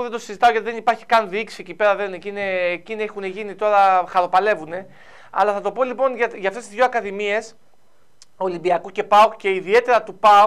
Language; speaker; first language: Greek; native; Greek